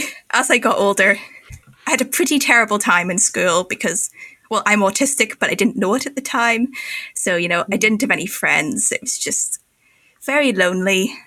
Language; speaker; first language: English; native; English